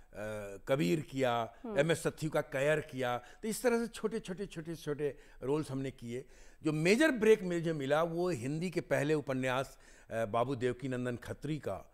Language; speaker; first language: Hindi; native; Hindi